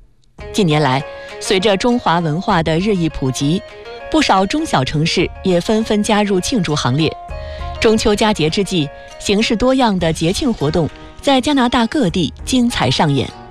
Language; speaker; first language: Chinese; native; Chinese